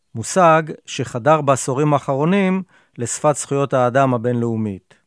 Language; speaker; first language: Hebrew; native; Hebrew